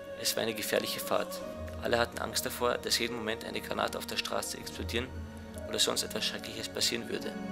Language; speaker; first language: German; early bilingual, other home language; Bosnian